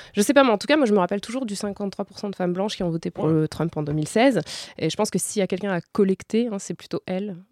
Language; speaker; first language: French; native; French